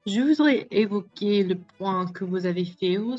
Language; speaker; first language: French; non-native, learner; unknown